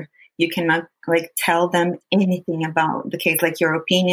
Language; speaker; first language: English; non-native, fluent; Portuguese